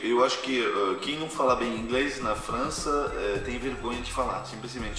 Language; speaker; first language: Portuguese; non-native, fluent; French